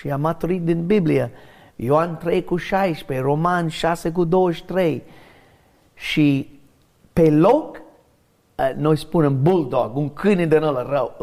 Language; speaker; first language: Romanian; non-native, learner; English